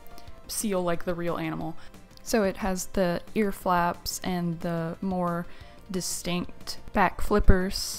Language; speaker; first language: English; native; English